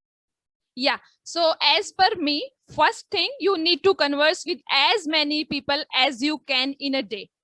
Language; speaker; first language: English; non-native, local second language; Hindi